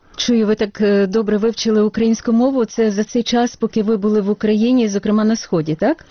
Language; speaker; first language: Ukrainian; native; Ukrainian